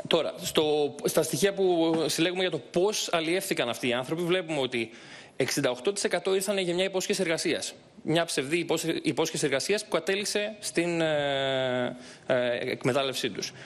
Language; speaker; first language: Greek; native; Greek